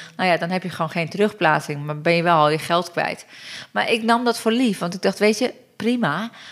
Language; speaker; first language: Dutch; early bilingual, other home language; Turkish